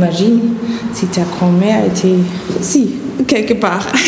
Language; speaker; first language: French; non-native, fluent; German